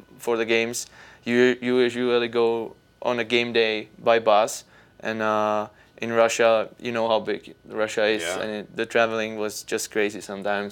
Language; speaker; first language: English; non-native, fluent; Czech